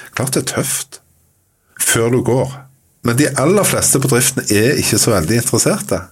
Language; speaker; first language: Norwegian; native; Norwegian